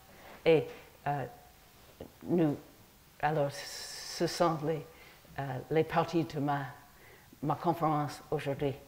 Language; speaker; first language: French; non-native, fluent; English